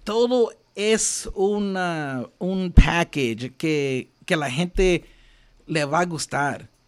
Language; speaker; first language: Spanish; early bilingual, heritage; Spanish